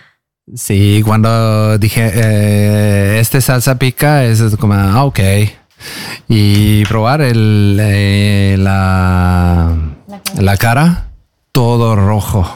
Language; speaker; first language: Spanish; non-native, learner; Norwegian